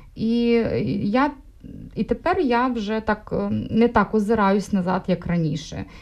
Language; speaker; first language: Ukrainian; non-native, local second language; Russian